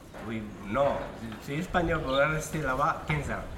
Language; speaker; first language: French; non-native, learner; Spanish